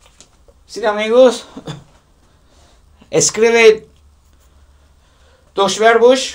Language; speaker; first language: Portuguese; non-native, learner; Turkish